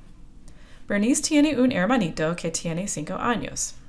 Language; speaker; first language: Spanish; non-native, fluent; English